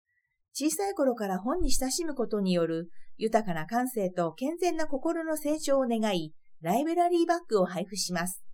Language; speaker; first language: Japanese; native; Japanese